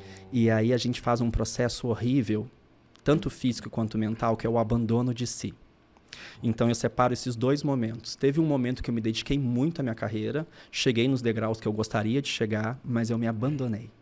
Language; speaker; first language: Portuguese; native; Portuguese